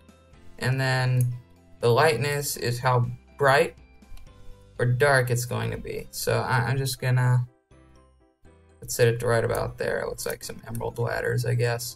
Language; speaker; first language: English; native; English